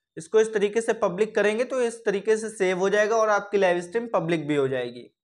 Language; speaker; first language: Hindi; native; Hindi